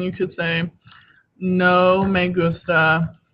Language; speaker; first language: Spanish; non-native, fluent; English